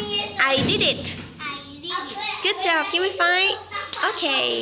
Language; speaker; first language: English; non-native, fluent; Thai